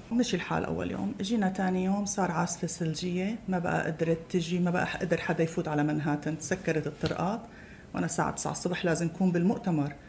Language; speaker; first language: Arabic; native; Arabic